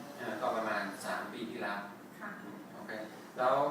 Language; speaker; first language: Thai; non-native, fluent; English